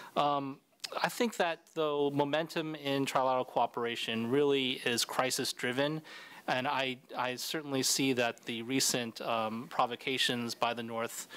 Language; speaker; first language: English; native; English